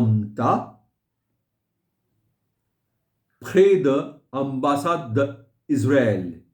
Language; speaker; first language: French; non-native, fluent; Hindi